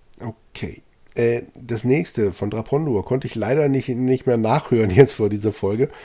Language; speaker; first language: German; native; German